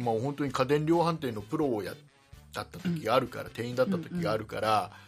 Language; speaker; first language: Japanese; native; Japanese